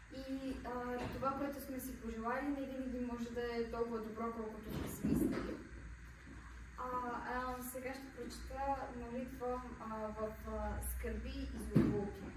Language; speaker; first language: Bulgarian; native; Bulgarian